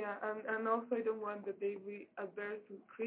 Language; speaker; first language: English; non-native, fluent; Dutch